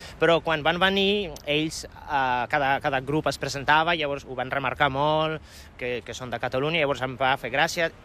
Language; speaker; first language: Catalan; non-native, fluent; Polish